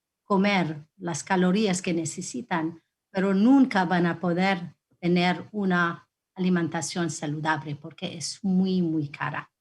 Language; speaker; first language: Spanish; non-native, fluent; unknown